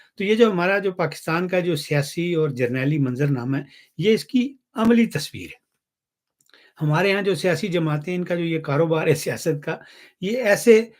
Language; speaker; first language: Urdu; non-native, local second language; Punjabi